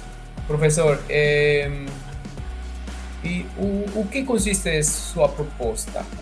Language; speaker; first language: Portuguese; non-native, fluent; Spanish